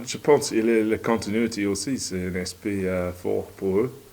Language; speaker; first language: French; non-native, learner; English